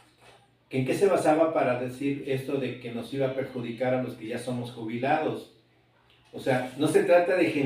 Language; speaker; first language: Spanish; native; Spanish